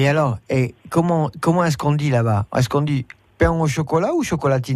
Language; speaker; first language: French; native; French